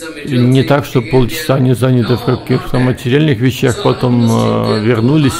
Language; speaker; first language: Russian; native; Russian